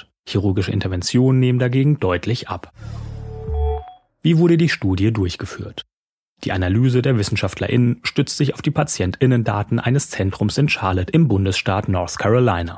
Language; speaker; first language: German; native; German